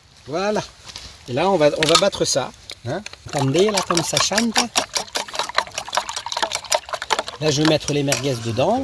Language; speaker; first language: French; native; French